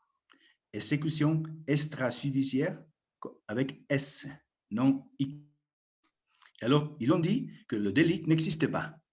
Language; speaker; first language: French; non-native, fluent; Spanish